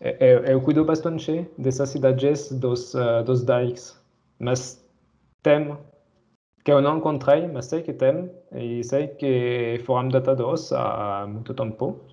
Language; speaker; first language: Portuguese; non-native, fluent; French